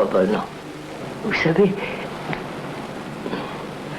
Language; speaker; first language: French; non-native, learner; Telugu